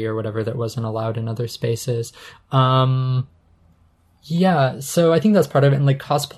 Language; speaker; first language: English; native; English